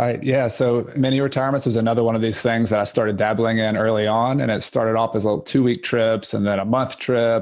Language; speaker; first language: English; native; English